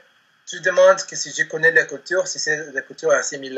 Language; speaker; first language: French; non-native, learner; Spanish